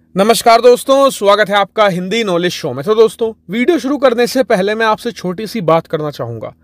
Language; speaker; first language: Hindi; native; Hindi